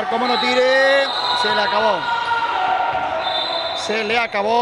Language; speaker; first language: Spanish; native; Spanish